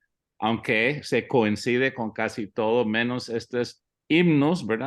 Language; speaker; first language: Spanish; early bilingual, heritage; English